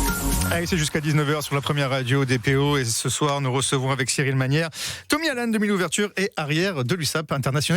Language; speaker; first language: French; native; French